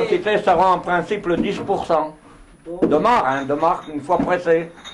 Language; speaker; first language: French; native; French